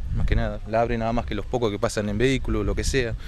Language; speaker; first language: Spanish; native; Spanish